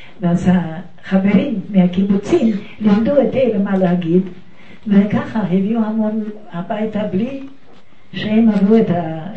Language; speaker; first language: Hebrew; non-native, fluent; Yiddish